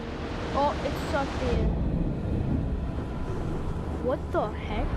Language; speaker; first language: English; native; English